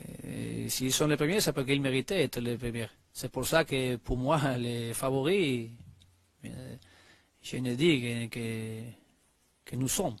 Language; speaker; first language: French; non-native, learner; Spanish